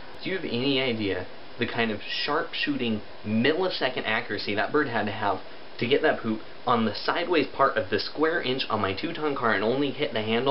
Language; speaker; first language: English; native; English